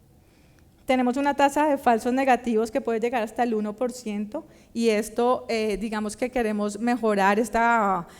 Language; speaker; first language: Spanish; native; Spanish